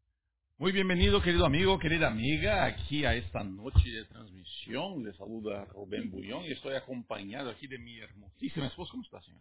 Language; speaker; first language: Spanish; native; Spanish